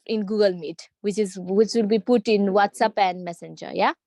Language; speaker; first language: English; non-native, local second language; Nepali